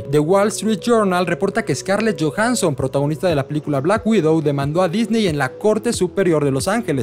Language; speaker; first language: Spanish; native; Spanish